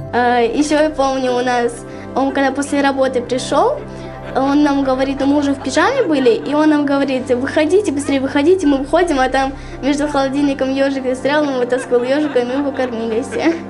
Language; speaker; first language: Russian; native; Russian